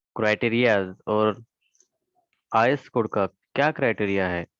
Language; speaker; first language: Hindi; non-native, local second language; Marathi